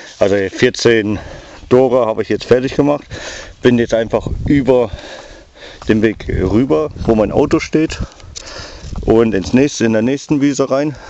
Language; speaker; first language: German; native; German